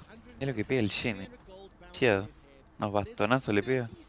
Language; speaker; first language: Spanish; native; Spanish